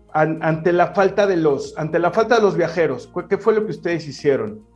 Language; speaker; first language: Spanish; native; Spanish